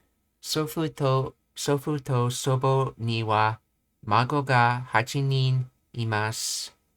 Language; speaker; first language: Japanese; non-native, learner; English